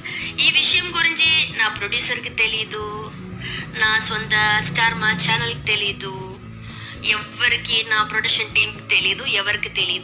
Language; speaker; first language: Telugu; non-native, learner; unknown